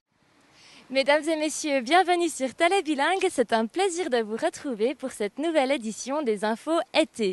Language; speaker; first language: French; native; French